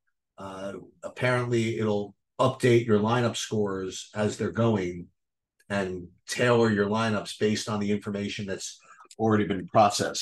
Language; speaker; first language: English; native; English